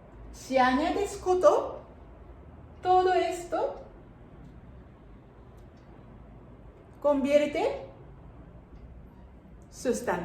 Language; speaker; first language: Spanish; non-native, fluent; Japanese